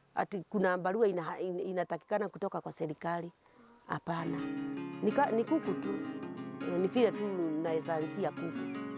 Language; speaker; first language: Swahili; non-native, local second language; Kikuyu